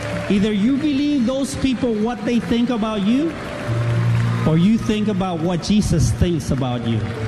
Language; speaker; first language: English; non-native, fluent; Spanish